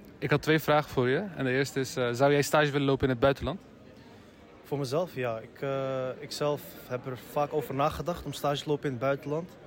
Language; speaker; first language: Dutch; early bilingual, other home language; Turkish